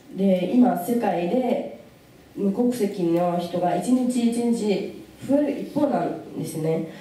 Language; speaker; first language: Japanese; early bilingual, other home language; Rohingya